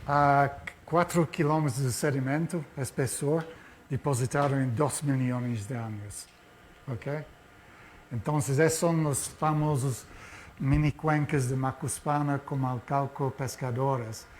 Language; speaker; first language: Spanish; non-native, fluent; Portuguese